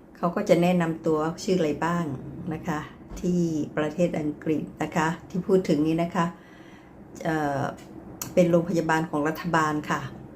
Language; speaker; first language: Thai; native; Thai